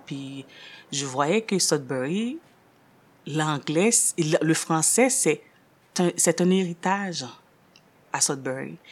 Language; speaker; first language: French; non-native, local second language; Haitian Creole